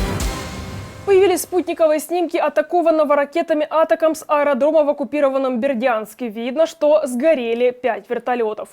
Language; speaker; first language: Russian; native; Russian